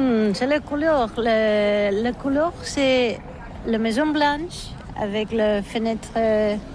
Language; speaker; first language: French; non-native, learner; Catalan